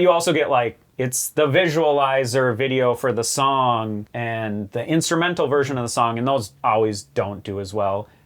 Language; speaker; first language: English; native; English